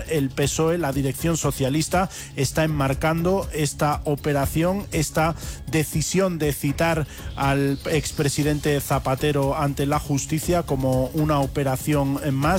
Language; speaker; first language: Spanish; native; Spanish